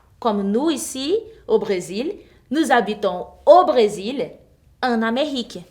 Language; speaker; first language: French; non-native, fluent; Portuguese